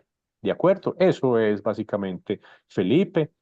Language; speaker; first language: Spanish; native; Spanish